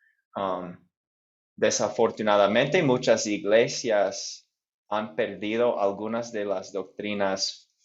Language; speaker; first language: Spanish; non-native, fluent; English